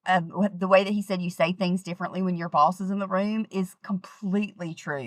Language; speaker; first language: English; native; English